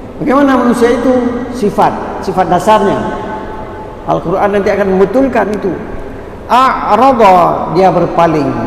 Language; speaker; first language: Malay; non-native, local second language; Achinese